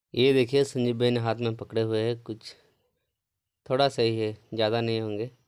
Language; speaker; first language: Hindi; non-native, local second language; Odia